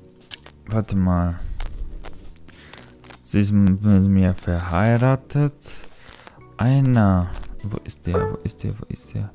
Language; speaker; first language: German; non-native, fluent; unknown